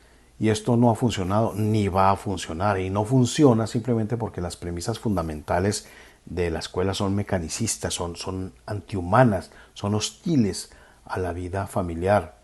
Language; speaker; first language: Spanish; native; Spanish